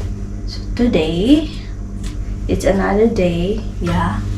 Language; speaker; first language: English; non-native, local second language; Cebuano